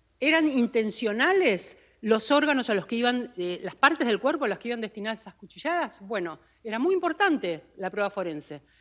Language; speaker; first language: Spanish; native; Spanish